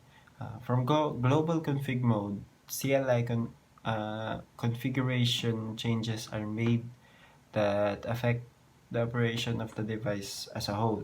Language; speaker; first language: English; non-native, local second language; Filipino